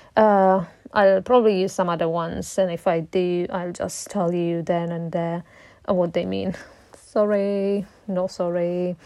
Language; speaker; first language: English; non-native, fluent; Italian